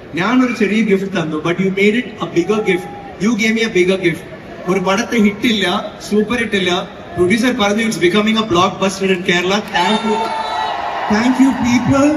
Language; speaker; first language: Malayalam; non-native, learner; Tamil